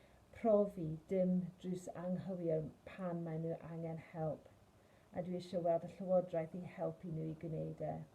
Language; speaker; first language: Welsh; non-native, fluent; English